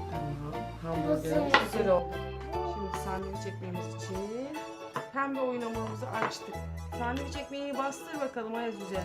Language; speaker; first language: Turkish; native; Turkish